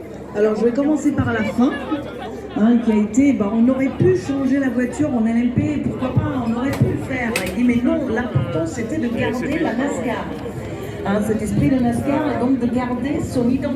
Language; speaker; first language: French; native; French